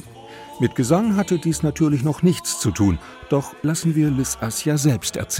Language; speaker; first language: German; native; German